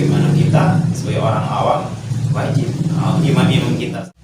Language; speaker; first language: Indonesian; native; Indonesian